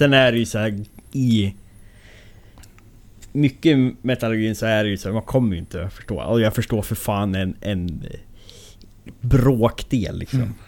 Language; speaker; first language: Swedish; native; Swedish